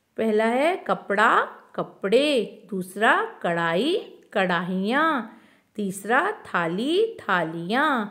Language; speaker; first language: Hindi; non-native, local second language; Kannada